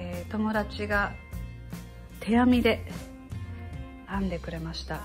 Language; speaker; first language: Japanese; native; Japanese